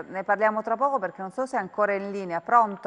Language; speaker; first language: Italian; native; Italian